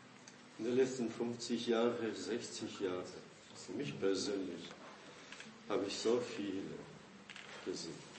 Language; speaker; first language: German; non-native, fluent; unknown